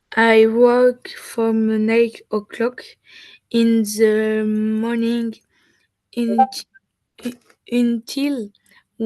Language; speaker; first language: English; non-native, learner; French